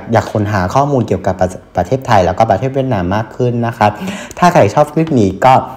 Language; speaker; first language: Thai; non-native, fluent; Vietnamese